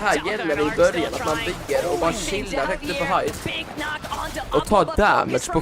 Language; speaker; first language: Swedish; native; Swedish